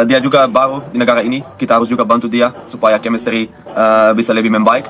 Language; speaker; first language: Indonesian; non-native, fluent; Dutch